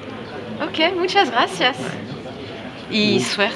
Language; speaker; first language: Spanish; non-native, fluent; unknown